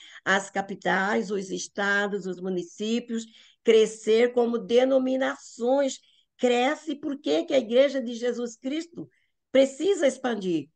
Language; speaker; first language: Portuguese; native; Portuguese